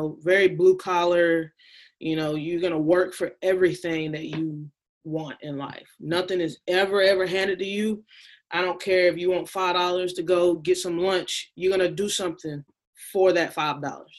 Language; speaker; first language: English; native; English